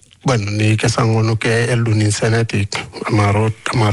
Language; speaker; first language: Basque; non-native, learner; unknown